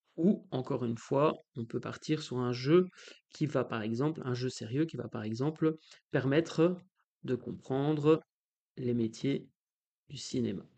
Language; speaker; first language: French; native; French